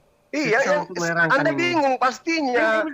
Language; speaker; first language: Indonesian; native; Indonesian